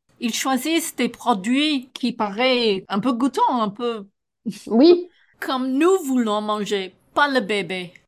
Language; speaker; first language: French; non-native, fluent; English